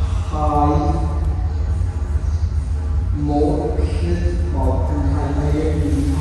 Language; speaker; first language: Vietnamese; non-native, learner; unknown